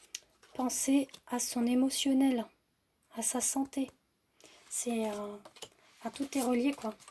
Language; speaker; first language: French; native; French